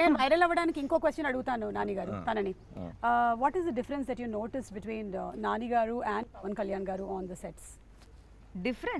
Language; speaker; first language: Telugu; native; Telugu